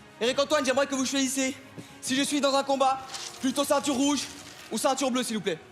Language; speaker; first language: French; non-native, fluent; Arabic